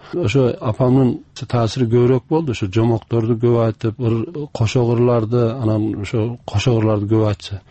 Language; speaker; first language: Kyrgyz; early bilingual, heritage; Kyrgyz